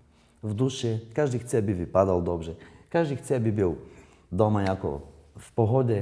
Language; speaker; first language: Czech; non-native, learner; Bulgarian